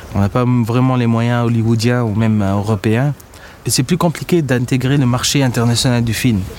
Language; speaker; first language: French; non-native, local second language; Arabic